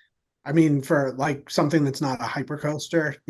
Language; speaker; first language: English; native; English